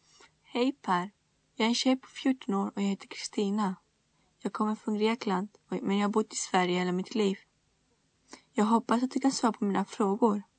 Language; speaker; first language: Swedish; early bilingual, other home language; Greek